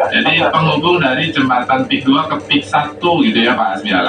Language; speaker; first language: Indonesian; native; Indonesian